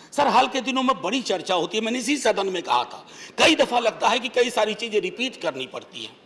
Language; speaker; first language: Hindi; native; Hindi